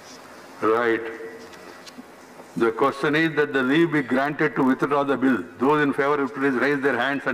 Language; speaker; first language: English; non-native, local second language; Hindi